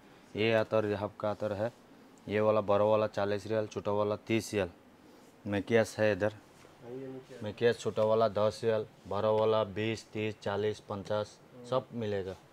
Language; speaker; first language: Hindi; non-native, learner; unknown